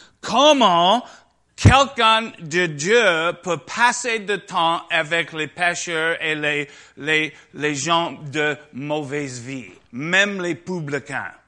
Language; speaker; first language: French; non-native, learner; English